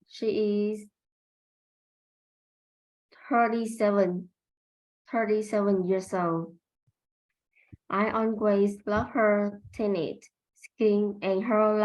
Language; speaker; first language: English; non-native, learner; Vietnamese